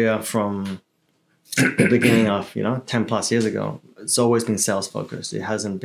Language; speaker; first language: English; early bilingual, other home language; Chinese